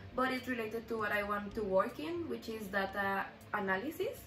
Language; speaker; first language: English; non-native, fluent; Spanish